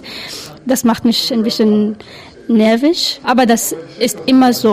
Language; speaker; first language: German; non-native, learner; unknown